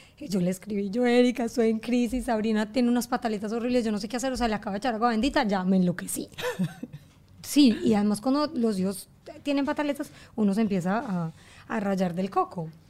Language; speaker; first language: Spanish; native; Spanish